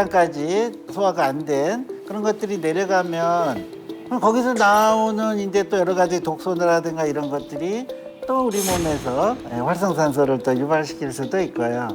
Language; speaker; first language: Korean; native; Korean